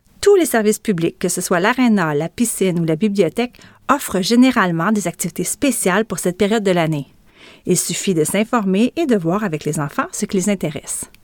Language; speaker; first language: French; native; French